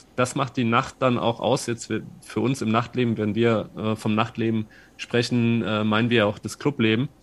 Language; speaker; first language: German; native; German